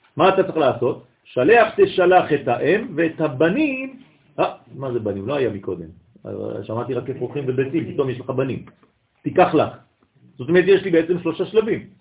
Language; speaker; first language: Hebrew; non-native, fluent; French